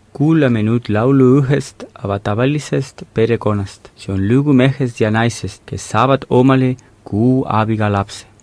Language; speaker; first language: Estonian; non-native, fluent; Spanish